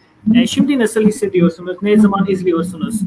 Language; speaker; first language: Turkish; non-native, fluent; Urdu